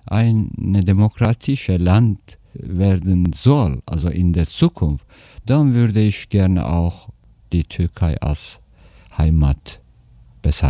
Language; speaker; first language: German; non-native, fluent; Turkish